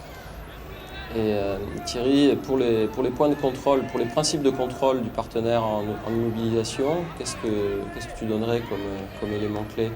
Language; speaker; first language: French; native; French